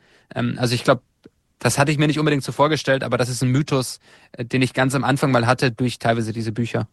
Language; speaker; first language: German; native; German